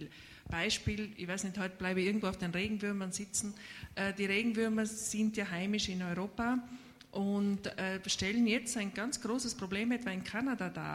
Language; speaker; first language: German; native; German